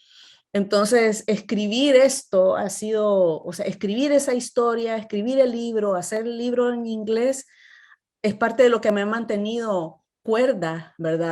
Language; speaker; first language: Spanish; early bilingual, heritage; Spanish